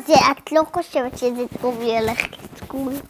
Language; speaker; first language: Hebrew; early bilingual, other home language; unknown